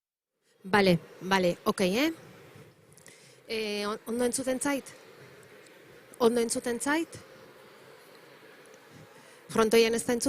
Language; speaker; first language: Basque; native; Basque